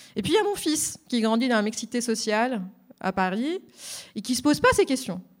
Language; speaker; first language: French; non-native, local second language; Arabic